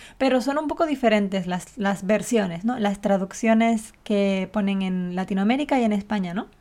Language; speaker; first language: Spanish; native; Spanish